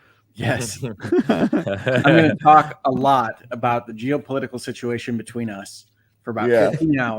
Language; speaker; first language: English; native; English